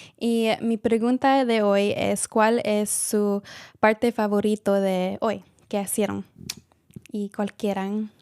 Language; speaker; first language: Spanish; early bilingual, heritage; Spanish